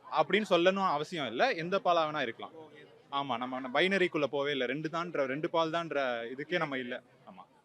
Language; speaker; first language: Tamil; native; Tamil